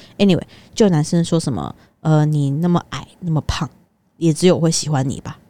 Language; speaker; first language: Chinese; native; Chinese